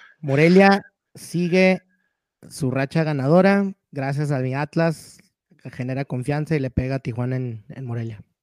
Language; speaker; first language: Spanish; native; Spanish